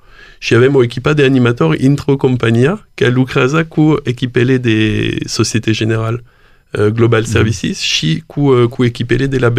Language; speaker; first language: Romanian; non-native, learner; French